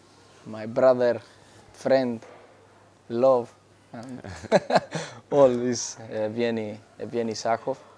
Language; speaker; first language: English; non-native, learner; Spanish